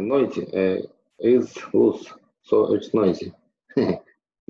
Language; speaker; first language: English; non-native, learner; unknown